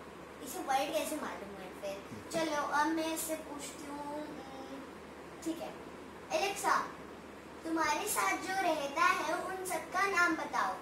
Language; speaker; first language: Hindi; native; Hindi